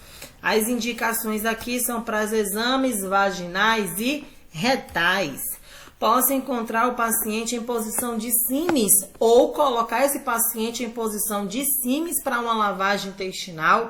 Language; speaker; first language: Portuguese; native; Portuguese